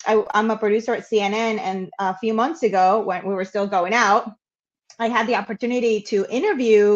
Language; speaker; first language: English; non-native, fluent; Spanish